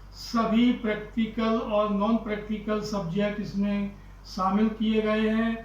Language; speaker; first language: Hindi; native; Hindi